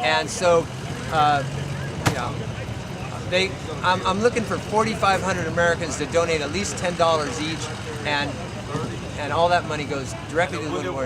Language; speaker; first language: English; native; English